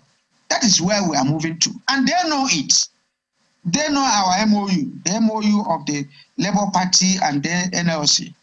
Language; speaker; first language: English; non-native, local second language; Igbo